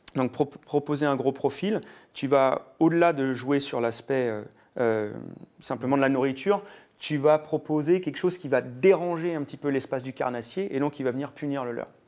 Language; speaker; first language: French; native; French